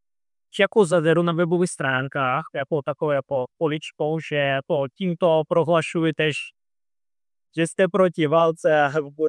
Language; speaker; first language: Czech; non-native, fluent; Russian